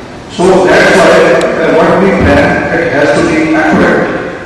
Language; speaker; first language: English; non-native, fluent; Indonesian